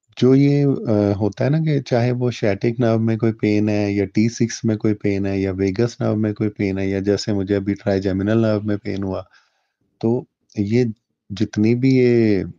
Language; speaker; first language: Urdu; native; Urdu